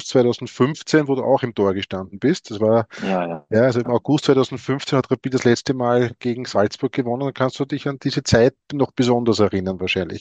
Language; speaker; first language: German; native; German